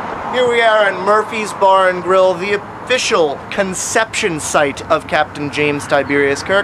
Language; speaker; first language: English; native; English